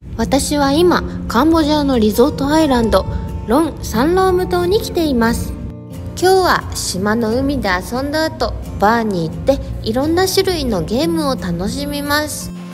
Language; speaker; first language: Japanese; native; Japanese